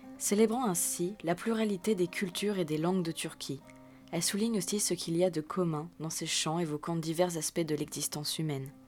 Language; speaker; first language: French; native; French